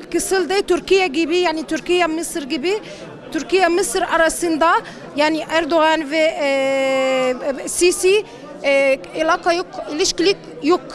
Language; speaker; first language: Turkish; non-native, learner; Arabic